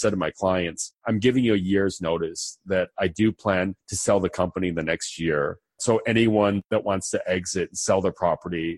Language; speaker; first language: English; native; English